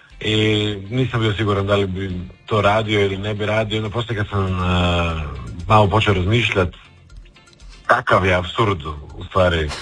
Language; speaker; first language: Serbian; native; Serbian